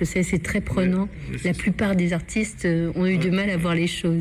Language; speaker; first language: French; native; French